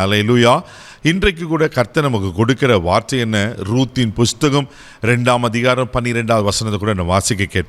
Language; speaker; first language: Tamil; native; Tamil